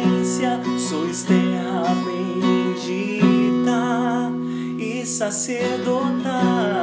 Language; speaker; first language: Portuguese; native; Portuguese